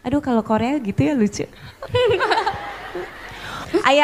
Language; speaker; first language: Indonesian; native; Indonesian